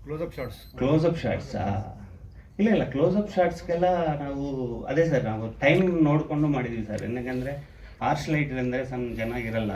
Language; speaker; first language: Kannada; non-native, learner; Telugu